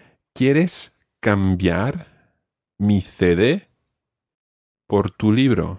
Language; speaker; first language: Spanish; non-native, fluent; English